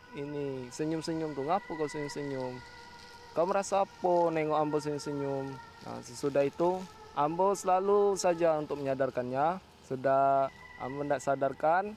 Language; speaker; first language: Indonesian; non-native, local second language; Minangkabau